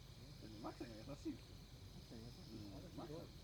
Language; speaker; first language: Japanese; native; Japanese